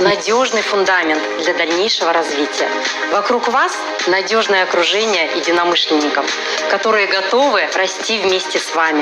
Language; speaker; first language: Russian; native; Russian